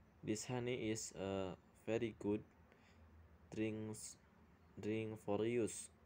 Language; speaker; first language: English; non-native, learner; Indonesian